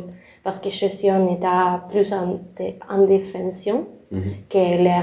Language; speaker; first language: French; non-native, learner; Spanish